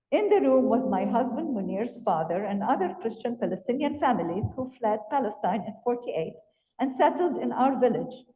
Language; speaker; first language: English; non-native, fluent; Arabic